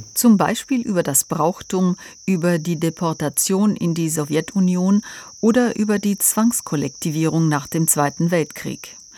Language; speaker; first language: German; native; German